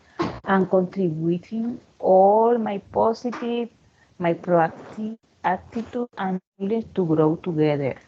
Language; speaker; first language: English; non-native, learner; Spanish